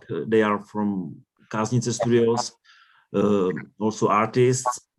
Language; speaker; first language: English; non-native, learner; Czech